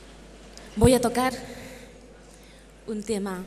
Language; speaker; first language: Spanish; non-native, fluent; Japanese